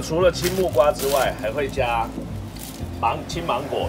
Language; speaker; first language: Chinese; native; Chinese